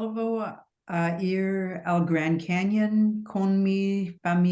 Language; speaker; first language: Spanish; non-native, learner; English